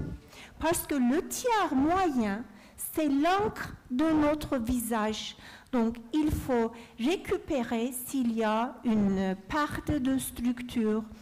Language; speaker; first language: French; non-native, fluent; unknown